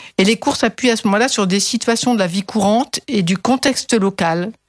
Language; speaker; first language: French; native; French